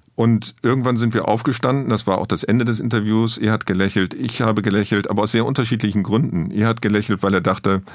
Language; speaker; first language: German; native; German